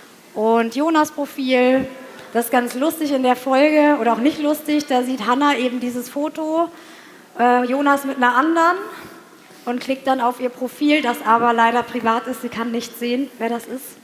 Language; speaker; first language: German; native; German